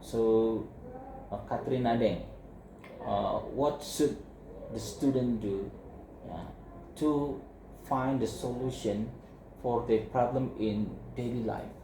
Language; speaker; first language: English; non-native, learner; Indonesian